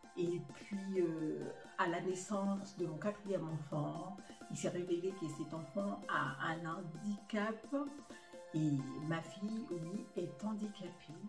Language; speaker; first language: French; non-native, local second language; Haitian Creole